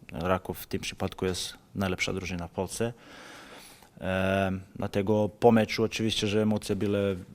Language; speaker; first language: Polish; non-native, fluent; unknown